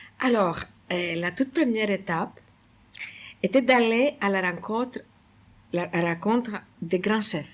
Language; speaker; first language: French; non-native, fluent; Greek